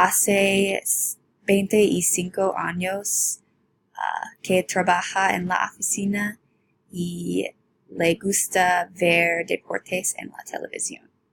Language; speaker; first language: Spanish; non-native, learner; English